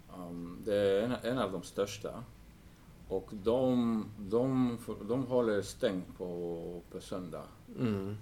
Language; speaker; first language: Swedish; non-native, fluent; English